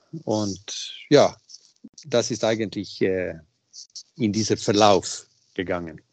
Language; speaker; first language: German; non-native, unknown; Swedish